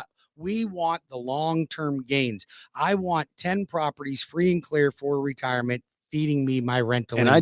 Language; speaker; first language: English; native; English